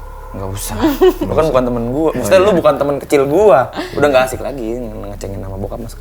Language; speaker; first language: Indonesian; native; Indonesian